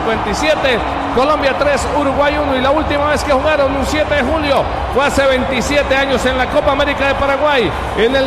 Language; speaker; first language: Spanish; native; Spanish